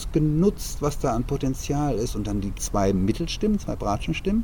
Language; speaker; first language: German; native; German